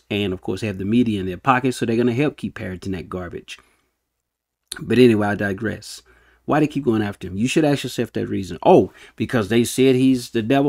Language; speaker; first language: English; native; English